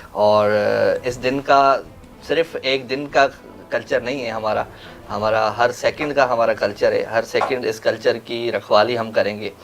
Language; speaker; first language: Urdu; non-native, local second language; Sindhi